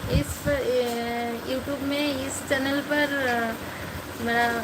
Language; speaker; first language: Hindi; non-native, local second language; Bangla